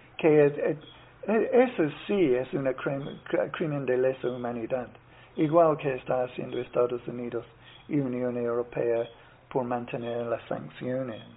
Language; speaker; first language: Spanish; non-native, fluent; English